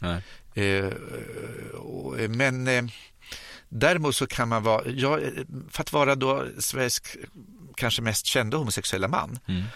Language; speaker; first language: Swedish; native; Swedish